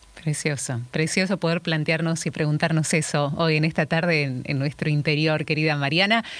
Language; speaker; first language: Spanish; native; Spanish